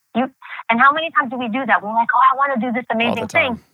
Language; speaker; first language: English; early bilingual, other home language; Greek